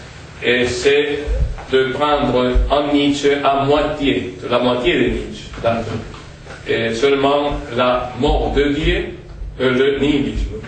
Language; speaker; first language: French; non-native, fluent; Spanish